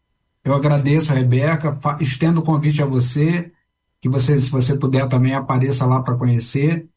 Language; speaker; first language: Portuguese; native; Portuguese